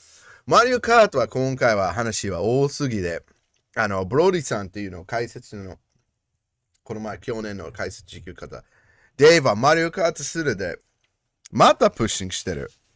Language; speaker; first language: Japanese; non-native, learner; English